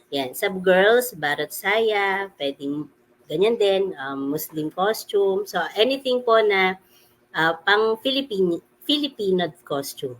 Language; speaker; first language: Filipino; native; Filipino